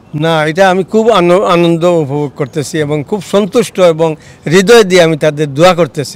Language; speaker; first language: Bangla; native; Bangla